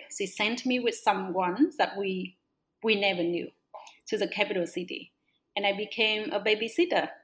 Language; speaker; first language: English; non-native, fluent; Vietnamese